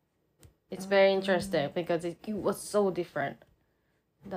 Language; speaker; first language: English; non-native, learner; Japanese